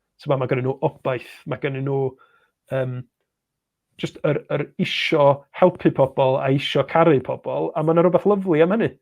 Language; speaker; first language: Welsh; native; Welsh